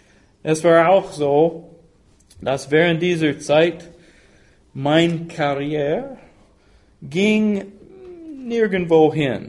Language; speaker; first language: German; non-native, fluent; English